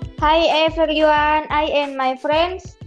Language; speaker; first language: English; non-native, learner; Indonesian